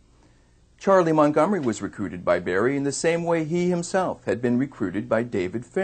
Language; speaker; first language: English; native; English